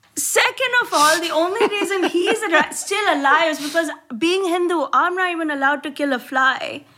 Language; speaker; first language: English; non-native, local second language; Gujarati